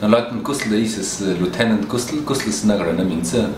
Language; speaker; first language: Chinese; early bilingual, heritage; German